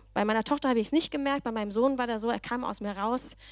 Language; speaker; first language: German; non-native, fluent; Danish